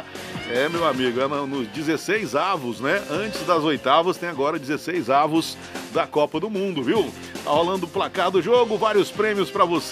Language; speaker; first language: Portuguese; native; Portuguese